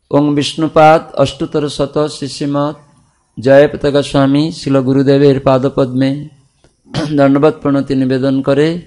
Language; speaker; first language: Bangla; non-native, fluent; Odia